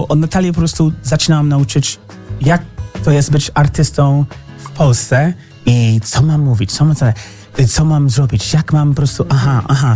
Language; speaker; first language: Polish; non-native, learner; English